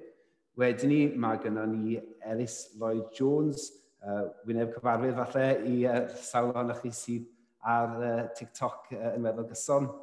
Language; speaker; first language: Welsh; native; Welsh